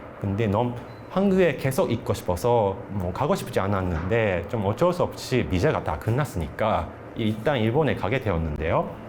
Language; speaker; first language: Korean; non-native, fluent; Japanese